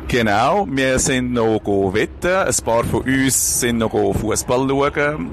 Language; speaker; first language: German; native; German